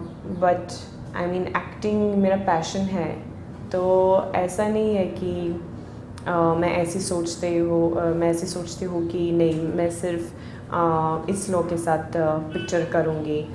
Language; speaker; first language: Hindi; non-native, learner; Swedish